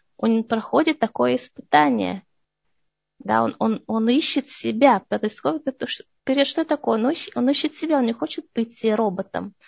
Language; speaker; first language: Russian; early bilingual, heritage; Russian